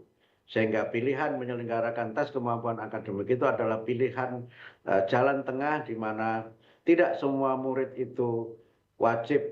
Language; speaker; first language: Indonesian; native; Indonesian